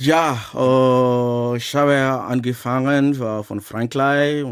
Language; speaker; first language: German; non-native, learner; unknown